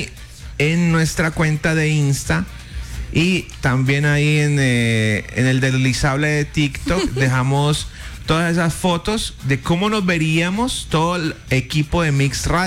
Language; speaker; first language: Spanish; native; Spanish